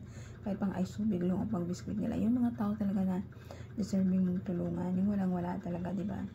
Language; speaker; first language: Filipino; native; Filipino